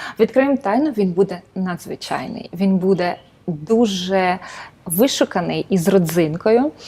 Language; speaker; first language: Ukrainian; native; Ukrainian